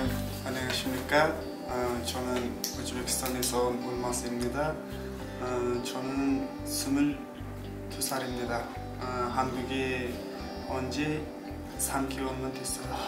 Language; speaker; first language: Korean; non-native, learner; Uzbek